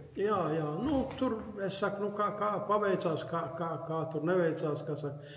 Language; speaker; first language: Latvian; native; Latvian